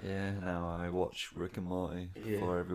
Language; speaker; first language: English; native; English